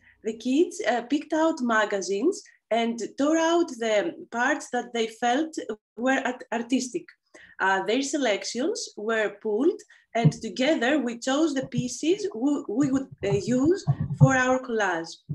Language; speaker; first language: English; non-native, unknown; Greek